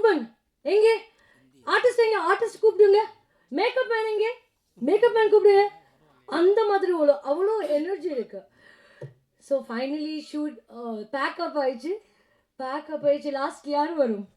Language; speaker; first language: Tamil; non-native, learner; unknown